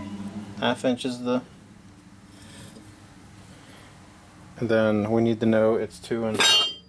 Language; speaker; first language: English; native; English